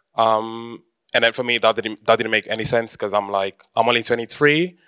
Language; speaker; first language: English; early bilingual, heritage; Portuguese